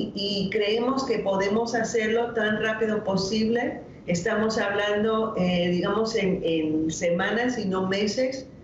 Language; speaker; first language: Spanish; non-native, fluent; English